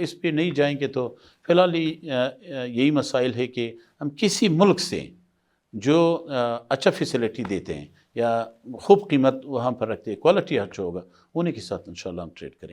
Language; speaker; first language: Hindi; non-native, fluent; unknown